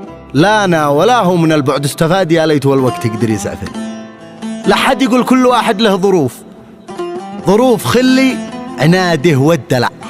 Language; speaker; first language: Arabic; native; Arabic